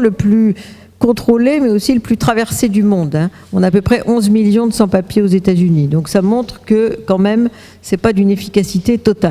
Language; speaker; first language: French; native; French